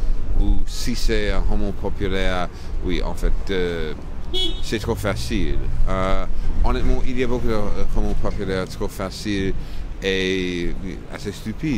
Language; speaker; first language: French; non-native, fluent; English